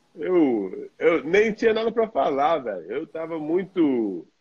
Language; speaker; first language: Portuguese; non-native, fluent; English